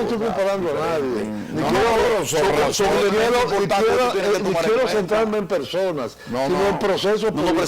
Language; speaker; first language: Spanish; native; Spanish